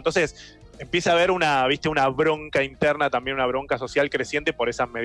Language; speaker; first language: Spanish; native; Spanish